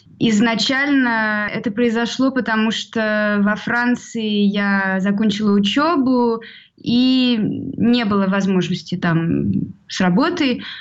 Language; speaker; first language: Russian; early bilingual, heritage; Russian